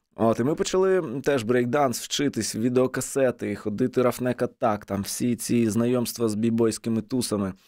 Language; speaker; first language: Ukrainian; non-native, local second language; Russian